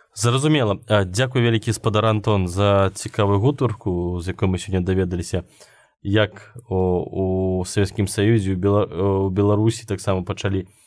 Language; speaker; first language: Belarusian; non-native, local second language; Russian